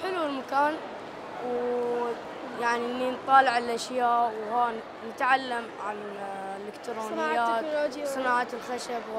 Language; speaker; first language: Arabic; native; Arabic